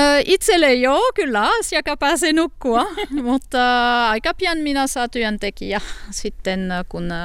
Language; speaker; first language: Finnish; non-native, learner; French